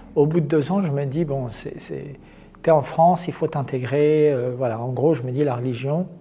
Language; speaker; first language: French; non-native, local second language; Arabic